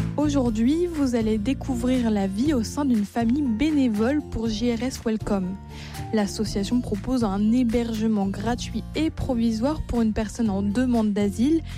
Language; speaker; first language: French; native; French